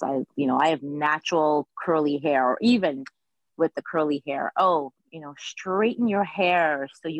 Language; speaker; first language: English; native; English